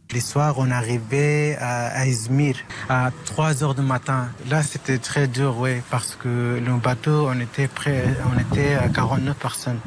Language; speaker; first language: French; non-native, learner; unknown